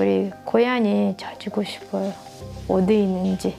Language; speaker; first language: Korean; non-native, learner; Russian